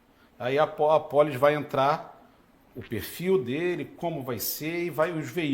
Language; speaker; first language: Portuguese; native; Portuguese